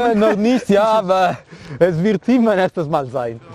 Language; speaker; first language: German; non-native, fluent; Italian